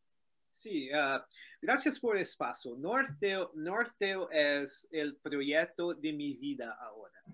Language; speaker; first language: Spanish; non-native, learner; Portuguese